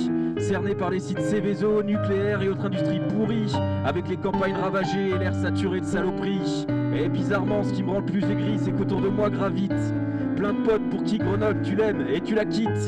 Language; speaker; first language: French; native; French